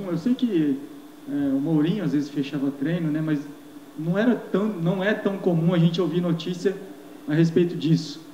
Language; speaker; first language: Portuguese; native; Portuguese